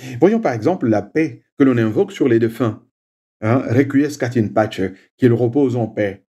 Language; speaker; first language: French; non-native, local second language; Swahili